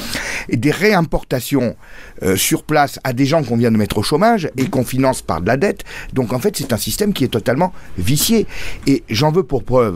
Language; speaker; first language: French; native; French